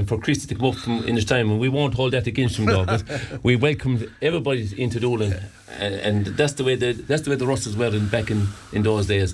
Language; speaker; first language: English; native; English